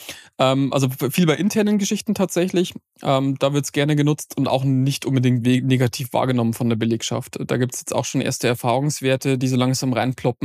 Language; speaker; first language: German; native; German